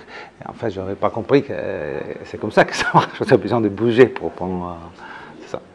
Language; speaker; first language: French; non-native, fluent; Italian